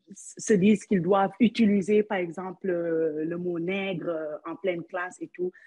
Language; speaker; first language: French; non-native, local second language; Wolof